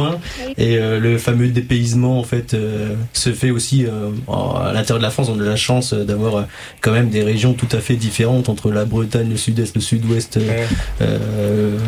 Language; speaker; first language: French; native; French